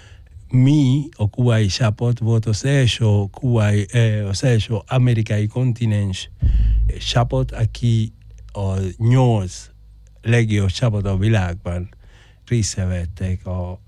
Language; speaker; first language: Hungarian; non-native, fluent; Spanish